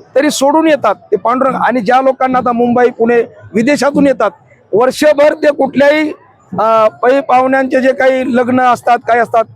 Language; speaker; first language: Marathi; native; Marathi